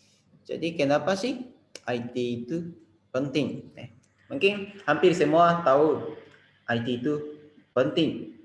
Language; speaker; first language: Indonesian; non-native, fluent; Japanese